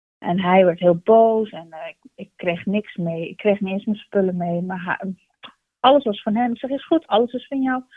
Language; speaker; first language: Dutch; early bilingual, other home language; Turkish